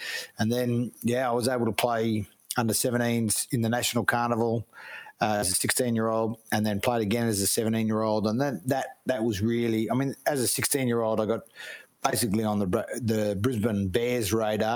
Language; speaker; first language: English; native; English